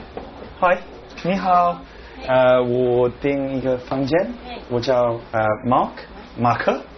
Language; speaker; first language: Chinese; non-native, learner; English